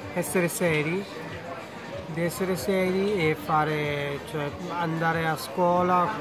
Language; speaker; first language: Italian; non-native, fluent; Bangla